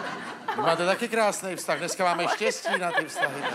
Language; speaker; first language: Czech; native; Czech